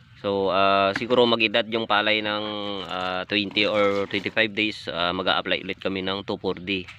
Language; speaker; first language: Filipino; non-native, local second language; Hiligaynon